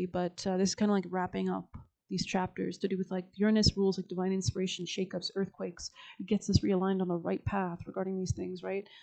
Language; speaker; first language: English; native; English